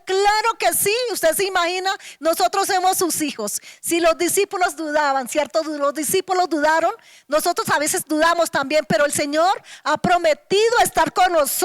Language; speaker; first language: Spanish; native; Spanish